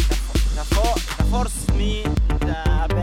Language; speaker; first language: English; non-native, fluent; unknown